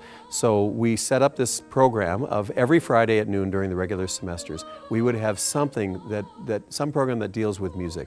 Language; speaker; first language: English; native; English